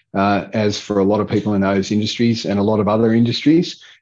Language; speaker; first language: English; native; English